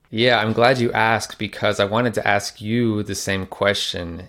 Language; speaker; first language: English; native; English